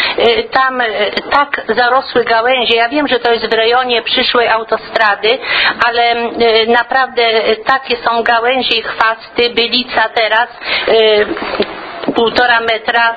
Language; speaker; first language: Polish; native; Polish